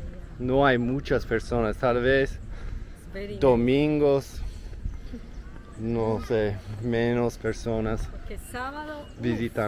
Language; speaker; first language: Spanish; non-native, learner; English